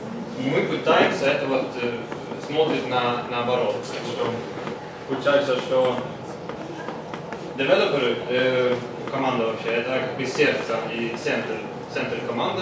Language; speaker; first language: Russian; non-native, learner; Swedish